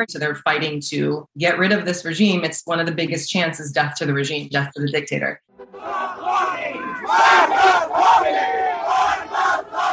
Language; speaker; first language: English; native; English